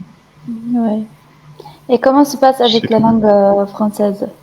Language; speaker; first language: French; non-native, fluent; Arabic